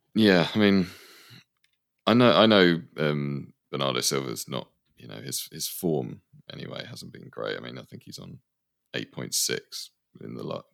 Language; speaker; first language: English; native; English